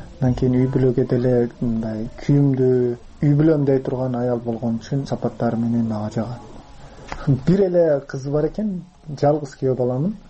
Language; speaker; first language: Kyrgyz; non-native, local second language; Uzbek